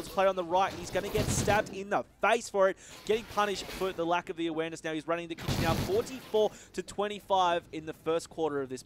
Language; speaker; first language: English; native; English